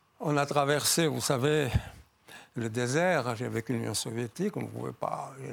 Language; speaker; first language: French; non-native, fluent; Georgian